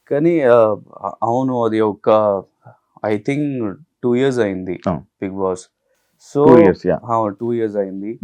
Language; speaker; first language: Telugu; non-native, learner; Hindi